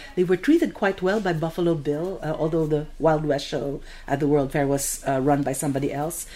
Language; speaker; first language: English; non-native, local second language; Filipino